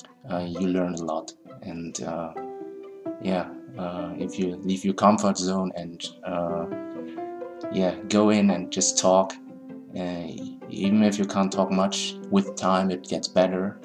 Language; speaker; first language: English; non-native, fluent; German